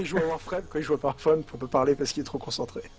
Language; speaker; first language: French; native; French